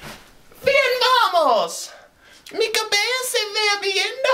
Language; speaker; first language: Spanish; non-native, learner; English